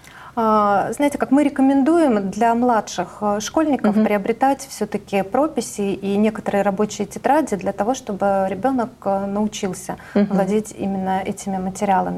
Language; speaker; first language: Russian; native; Russian